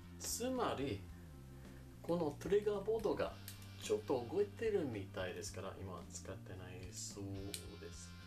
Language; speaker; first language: Japanese; non-native, learner; English